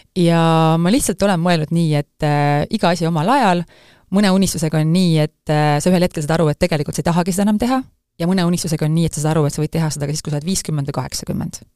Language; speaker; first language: Estonian; native; Estonian